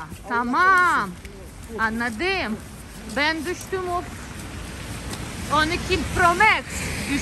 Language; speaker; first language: Turkish; non-native, learner; Russian